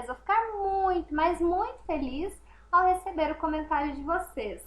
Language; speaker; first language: Portuguese; native; Portuguese